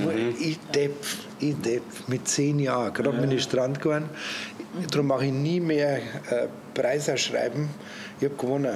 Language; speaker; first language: German; native; German